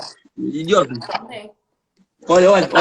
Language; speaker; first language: Portuguese; non-native, learner; Kabuverdianu